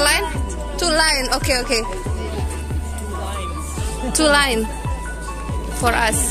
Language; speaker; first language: English; non-native, learner; Indonesian